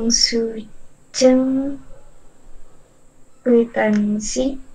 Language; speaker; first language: Korean; non-native, learner; Indonesian